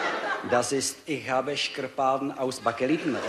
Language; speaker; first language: German; non-native, learner; Czech